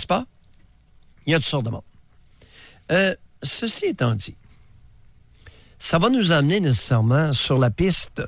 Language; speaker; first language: French; native; French